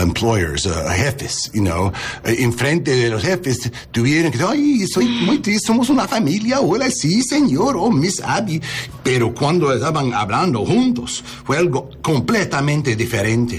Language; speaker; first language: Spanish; non-native, learner; English